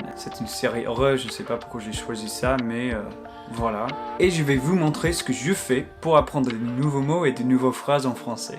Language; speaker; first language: French; non-native, fluent; English